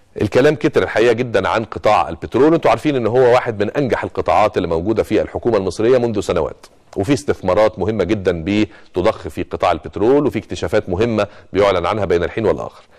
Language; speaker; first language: Arabic; native; Arabic